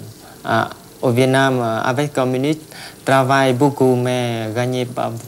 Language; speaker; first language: French; non-native, learner; Vietnamese